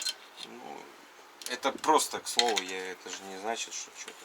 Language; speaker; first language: Russian; native; Russian